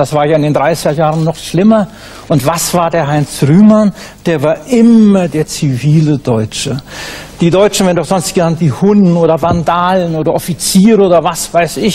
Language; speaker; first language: German; native; German